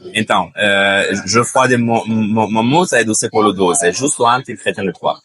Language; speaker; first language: Portuguese; non-native, fluent; Italian